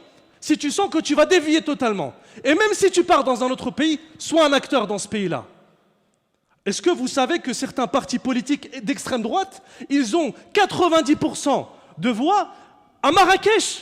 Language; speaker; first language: French; native; French